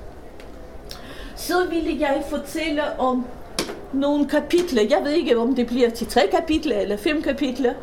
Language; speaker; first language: Danish; non-native, fluent; Russian